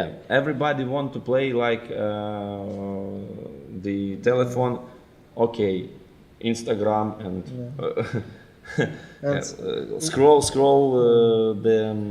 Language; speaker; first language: English; non-native, fluent; Ukrainian